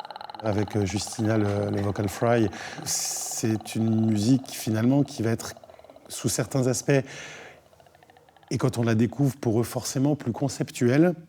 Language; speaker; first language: French; native; French